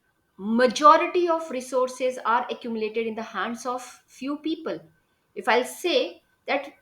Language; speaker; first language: English; non-native, local second language; Hindi